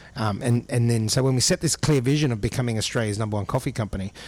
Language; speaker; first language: English; native; English